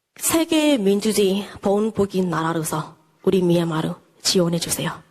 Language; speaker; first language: Korean; non-native, fluent; Burmese